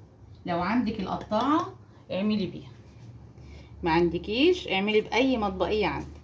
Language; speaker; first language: Arabic; native; Arabic